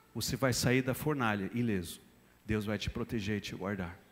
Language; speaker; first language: Portuguese; non-native, fluent; English